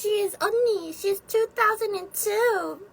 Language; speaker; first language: English; non-native, fluent; Italian